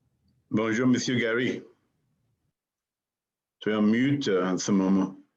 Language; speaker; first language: French; non-native, learner; English